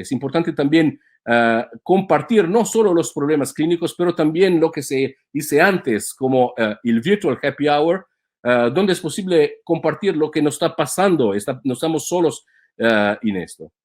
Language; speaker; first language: Spanish; non-native, fluent; Italian